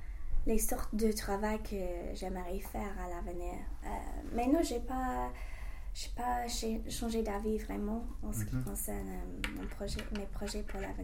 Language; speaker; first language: French; non-native, fluent; English